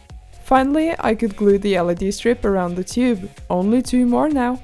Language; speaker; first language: English; non-native, fluent; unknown